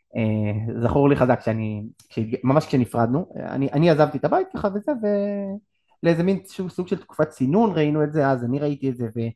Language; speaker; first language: Hebrew; native; Hebrew